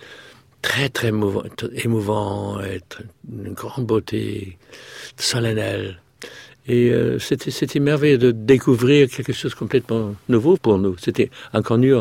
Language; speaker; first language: French; non-native, fluent; English